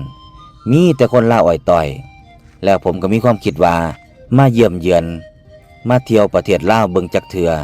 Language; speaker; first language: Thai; non-native, local second language; Lao